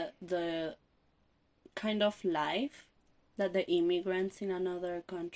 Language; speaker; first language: English; non-native, learner; Spanish